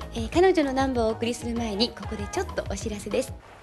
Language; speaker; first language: Japanese; native; Japanese